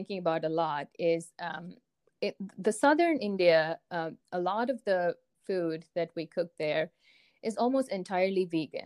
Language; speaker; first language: English; non-native, local second language; Tamil